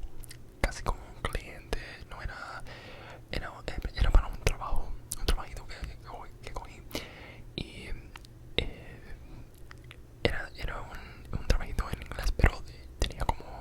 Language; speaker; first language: Spanish; non-native, learner; English